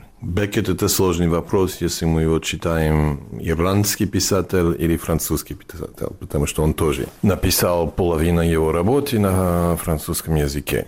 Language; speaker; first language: Russian; non-native, learner; English